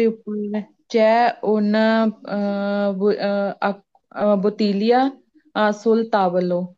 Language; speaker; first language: Italian; non-native, learner; Punjabi